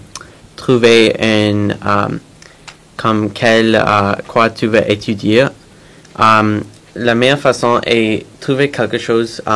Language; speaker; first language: French; non-native, local second language; English